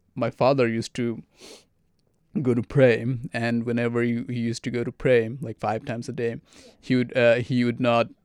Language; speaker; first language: English; non-native, fluent; Arabic